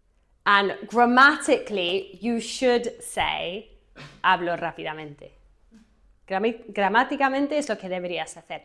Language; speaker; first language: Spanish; non-native, fluent; English